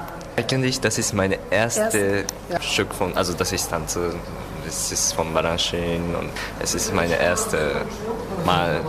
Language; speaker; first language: German; non-native, learner; Japanese